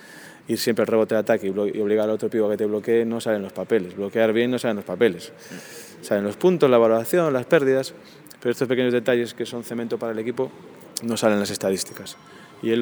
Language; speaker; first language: Spanish; native; Spanish